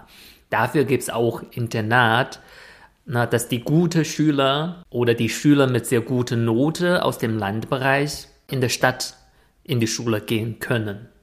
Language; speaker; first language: German; non-native, fluent; Chinese